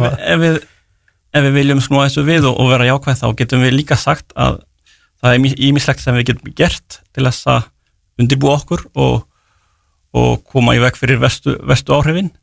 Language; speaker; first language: Icelandic; non-native, fluent; French